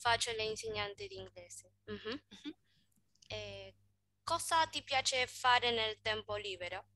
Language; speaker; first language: Italian; non-native, learner; Spanish